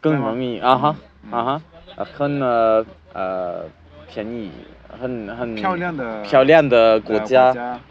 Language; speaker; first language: Chinese; non-native, learner; English